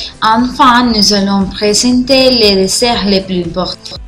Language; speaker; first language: French; non-native, learner; Spanish